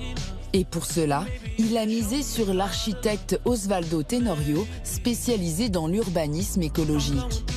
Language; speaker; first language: French; native; French